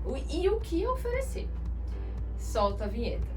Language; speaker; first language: Portuguese; native; Portuguese